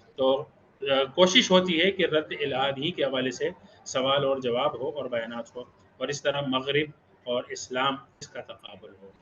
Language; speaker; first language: Urdu; non-native, local second language; Pashto